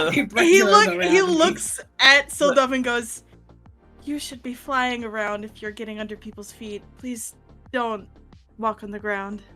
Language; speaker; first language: English; native; English